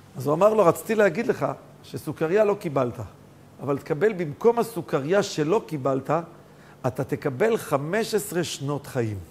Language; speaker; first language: Hebrew; native; Hebrew